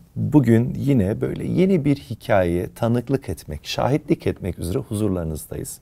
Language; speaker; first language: Turkish; native; Turkish